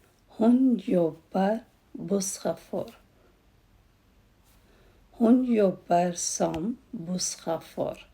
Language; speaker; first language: Swedish; non-native, fluent; Urdu